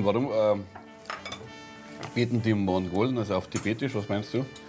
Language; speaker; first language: German; native; German